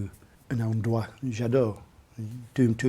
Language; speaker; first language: French; non-native, learner; English